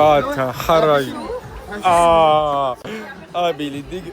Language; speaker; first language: French; native; French